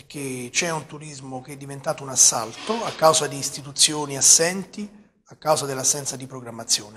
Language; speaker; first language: Italian; native; Italian